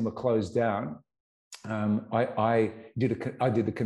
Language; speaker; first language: English; native; English